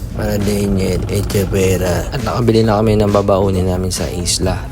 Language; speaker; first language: Filipino; native; Filipino